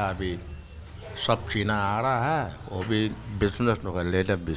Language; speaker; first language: Hindi; non-native, local second language; Chinese